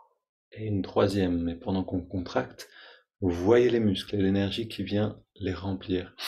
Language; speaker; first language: French; native; French